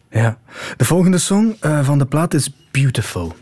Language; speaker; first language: Dutch; native; Dutch